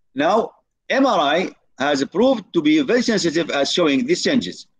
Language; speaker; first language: English; non-native, fluent; Arabic